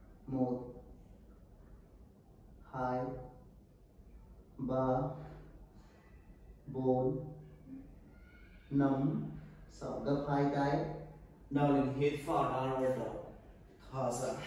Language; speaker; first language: Vietnamese; non-native, learner; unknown